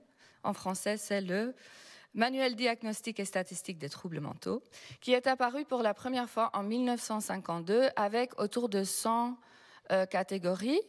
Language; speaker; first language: French; non-native, fluent; Dutch